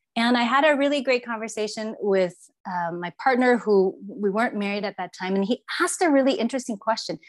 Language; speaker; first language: English; non-native, fluent; Chinese